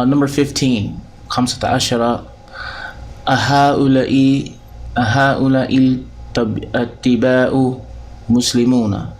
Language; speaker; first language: Arabic; non-native, fluent; English